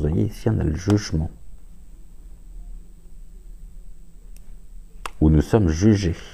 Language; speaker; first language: French; native; French